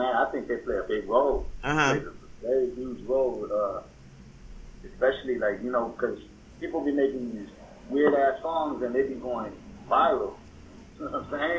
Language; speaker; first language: English; early bilingual, other home language; Spanish